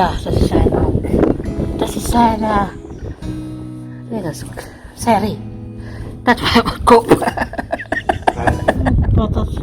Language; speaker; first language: Dutch; non-native, learner; Indonesian